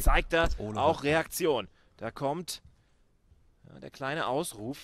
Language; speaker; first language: German; native; German